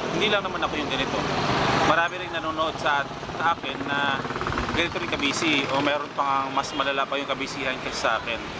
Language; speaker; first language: Filipino; native; Filipino